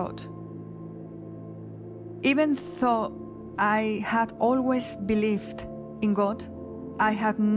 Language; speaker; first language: English; non-native, fluent; Spanish